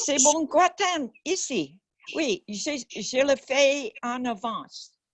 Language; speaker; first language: French; non-native, learner; English